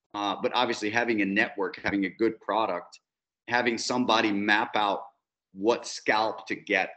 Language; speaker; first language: English; non-native, fluent; Spanish